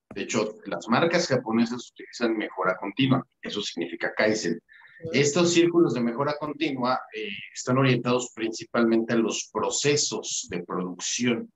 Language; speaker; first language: Spanish; native; Spanish